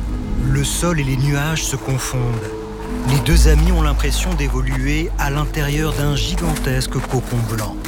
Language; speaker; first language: French; native; French